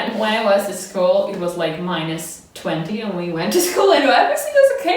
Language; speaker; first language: English; non-native, fluent; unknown